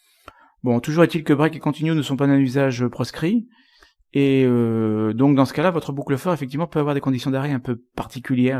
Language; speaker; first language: French; native; French